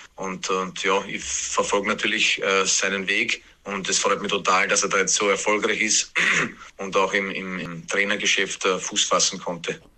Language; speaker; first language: German; native; German